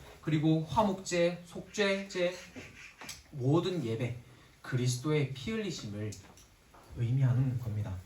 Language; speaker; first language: Korean; native; Korean